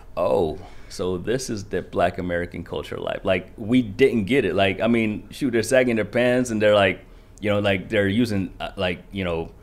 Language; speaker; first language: English; early bilingual, other home language; Kinyarwanda